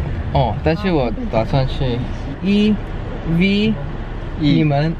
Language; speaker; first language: Chinese; non-native, learner; Thai